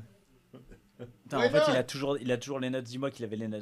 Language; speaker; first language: French; native; French